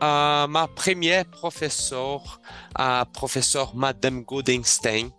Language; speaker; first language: French; non-native, learner; Portuguese